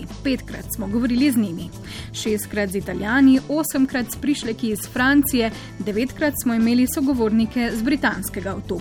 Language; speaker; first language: Slovenian; native; Slovenian